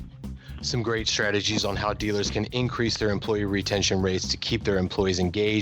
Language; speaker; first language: English; native; English